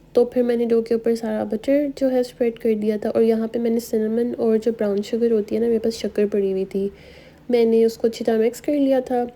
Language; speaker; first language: Urdu; native; Urdu